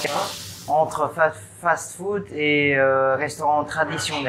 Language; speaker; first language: French; non-native, learner; Vietnamese